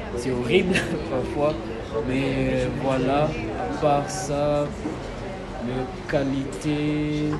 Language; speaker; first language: French; non-native, fluent; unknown